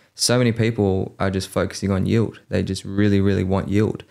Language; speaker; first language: English; native; English